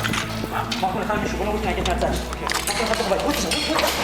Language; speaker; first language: Hebrew; native; Hebrew